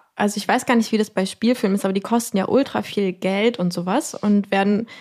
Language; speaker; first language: German; non-native, fluent; Spanish